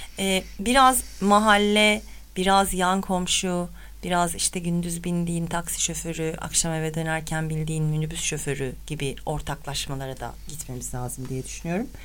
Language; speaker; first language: Turkish; native; Turkish